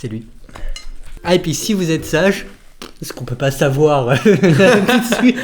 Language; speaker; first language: French; native; French